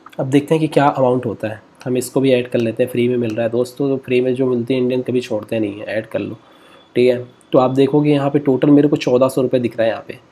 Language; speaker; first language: Hindi; native; Hindi